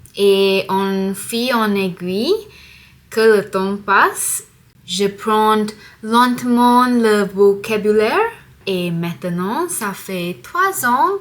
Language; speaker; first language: French; non-native, learner; English